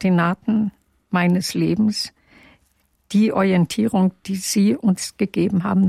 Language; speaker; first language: German; non-native, local second language; Yiddish